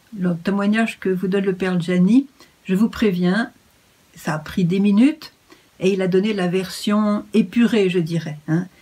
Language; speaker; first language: French; native; French